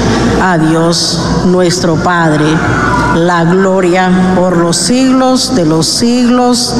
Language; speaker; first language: Spanish; native; Spanish